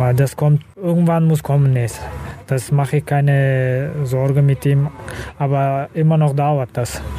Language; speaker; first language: German; non-native, fluent; Russian